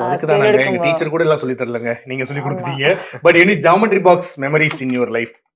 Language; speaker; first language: Tamil; native; Tamil